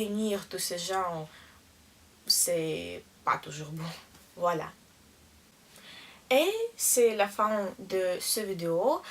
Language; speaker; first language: French; non-native, learner; Russian